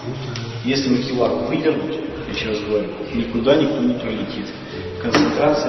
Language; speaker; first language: Russian; native; Russian